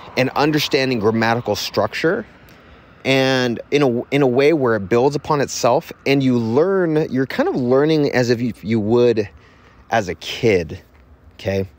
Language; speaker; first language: English; native; English